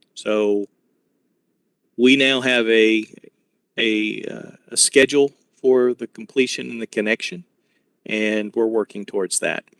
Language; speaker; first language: English; native; English